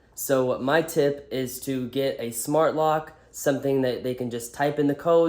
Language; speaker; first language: English; native; English